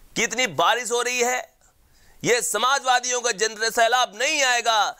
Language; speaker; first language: Hindi; native; Hindi